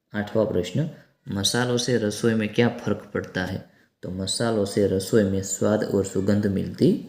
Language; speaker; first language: Hindi; non-native, local second language; Gujarati